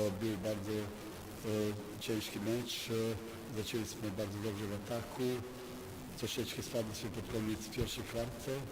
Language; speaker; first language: Polish; non-native, fluent; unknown